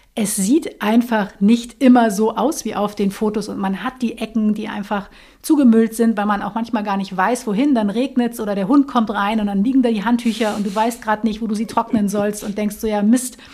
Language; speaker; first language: German; native; German